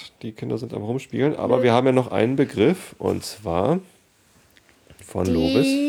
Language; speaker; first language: German; native; German